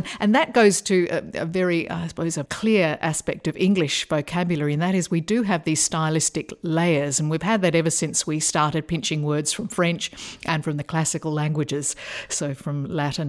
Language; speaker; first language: English; native; English